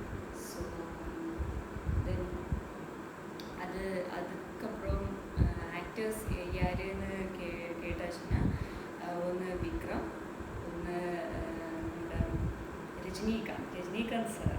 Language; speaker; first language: Tamil; non-native, learner; Malayalam